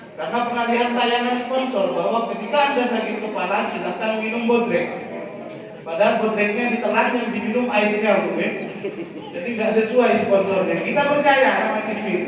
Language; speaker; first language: Indonesian; non-native, local second language; Madurese